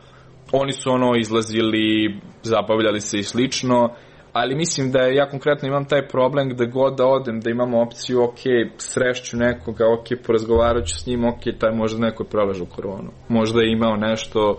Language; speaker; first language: Serbian; native; Serbian